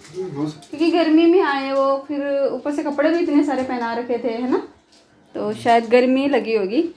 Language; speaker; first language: Hindi; native; Hindi